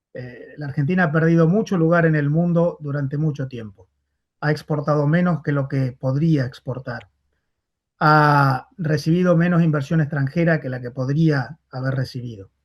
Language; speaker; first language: Spanish; native; Spanish